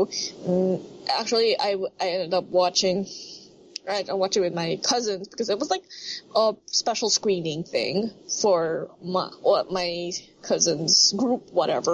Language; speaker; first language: English; non-native, local second language; Filipino